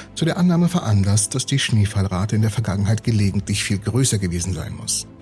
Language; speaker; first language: German; early bilingual, other home language; Russian